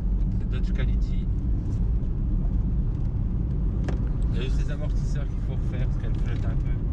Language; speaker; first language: French; native; French